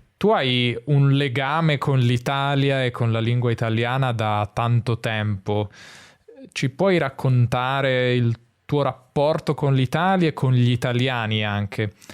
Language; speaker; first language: Italian; native; Italian